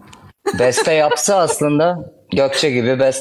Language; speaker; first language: Turkish; native; Turkish